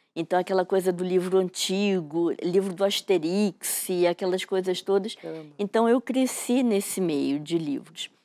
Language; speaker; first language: Portuguese; native; Portuguese